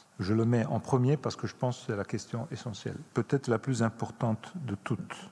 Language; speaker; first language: French; non-native, fluent; Italian